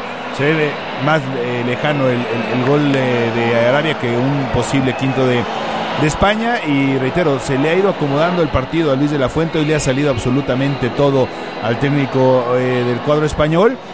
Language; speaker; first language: Spanish; native; Spanish